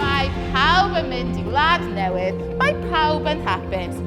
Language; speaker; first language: Welsh; non-native, learner; English